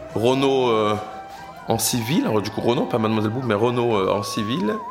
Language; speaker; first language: French; native; French